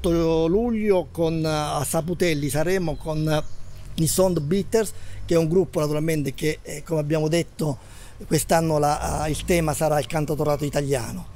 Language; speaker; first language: Italian; native; Italian